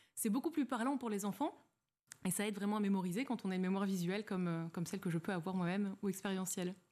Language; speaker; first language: French; native; French